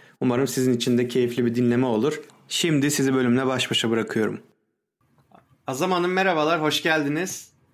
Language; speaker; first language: Turkish; native; Turkish